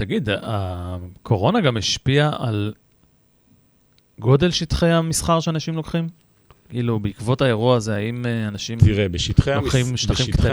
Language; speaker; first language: Hebrew; native; Hebrew